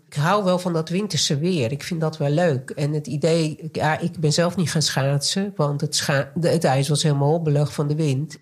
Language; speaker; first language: Dutch; native; Dutch